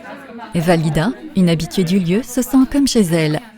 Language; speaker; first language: French; native; French